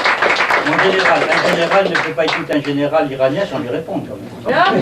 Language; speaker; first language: French; native; French